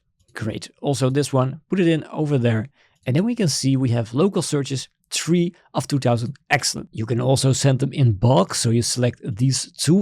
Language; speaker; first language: English; non-native, fluent; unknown